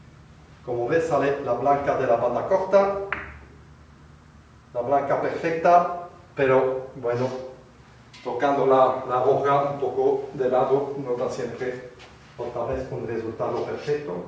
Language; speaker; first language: Spanish; non-native, fluent; French